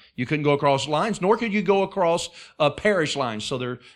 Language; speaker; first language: English; native; English